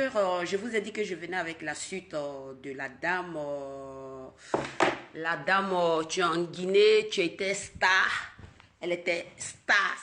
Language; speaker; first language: French; non-native, local second language; Dyula